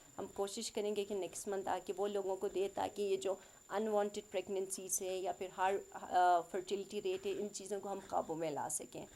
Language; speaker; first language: Urdu; non-native, local second language; Khowar